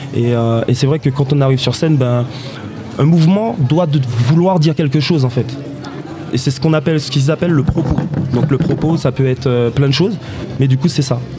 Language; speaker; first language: French; native; French